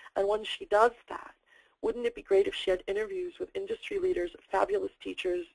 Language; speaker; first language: English; native; English